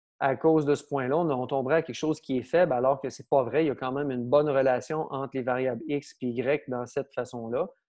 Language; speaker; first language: French; native; French